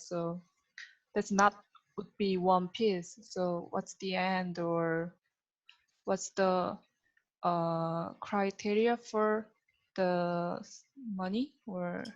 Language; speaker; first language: English; non-native, learner; Korean